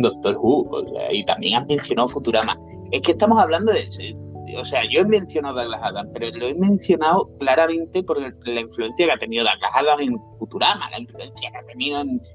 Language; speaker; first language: Spanish; native; Spanish